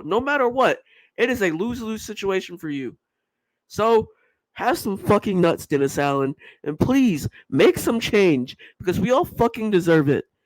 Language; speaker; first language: English; native; English